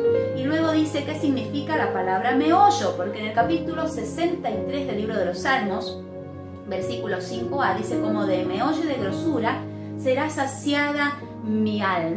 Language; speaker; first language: Spanish; native; Spanish